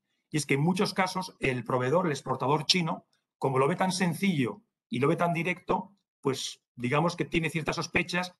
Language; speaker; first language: Spanish; native; Spanish